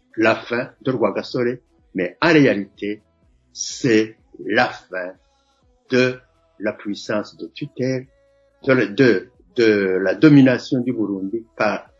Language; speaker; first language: French; non-native, local second language; Rundi